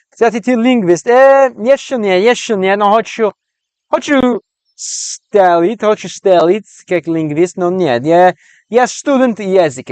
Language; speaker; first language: Russian; non-native, learner; English